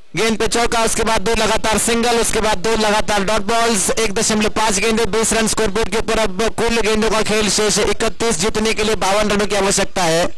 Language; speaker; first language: Hindi; non-native, local second language; Marathi